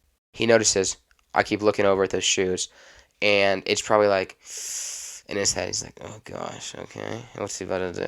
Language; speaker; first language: English; native; English